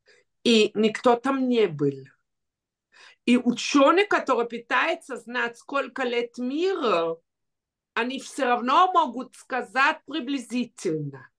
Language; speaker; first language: Russian; early bilingual, heritage; Russian